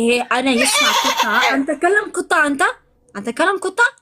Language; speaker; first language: Arabic; non-native, learner; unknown